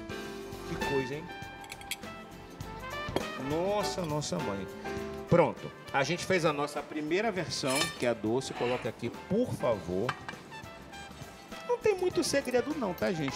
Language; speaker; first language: Portuguese; native; Portuguese